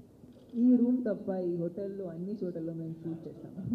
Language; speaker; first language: Telugu; non-native, local second language; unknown